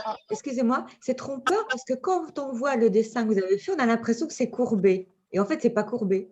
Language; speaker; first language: French; native; French